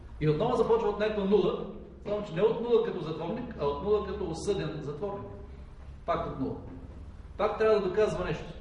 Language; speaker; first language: Bulgarian; native; Bulgarian